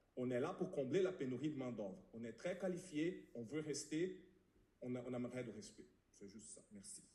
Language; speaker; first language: French; non-native, fluent; Portuguese